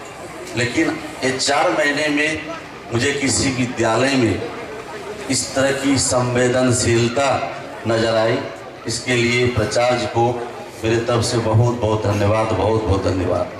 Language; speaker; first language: Hindi; native; Hindi